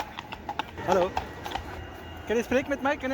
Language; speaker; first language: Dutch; non-native, learner; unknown